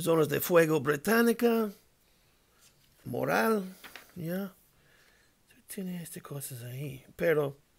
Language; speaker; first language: Spanish; non-native, learner; English